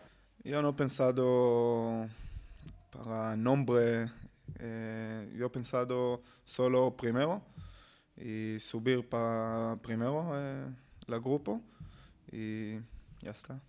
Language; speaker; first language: Spanish; non-native, learner; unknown